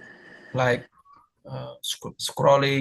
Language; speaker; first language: English; non-native, fluent; Indonesian